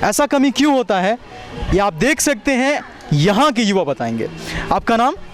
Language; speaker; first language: Hindi; native; Hindi